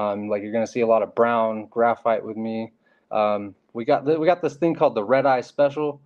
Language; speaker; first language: English; native; English